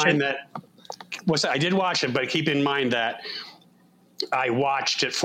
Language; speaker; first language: English; native; English